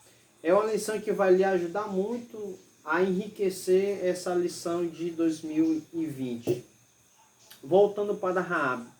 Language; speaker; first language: Portuguese; native; Portuguese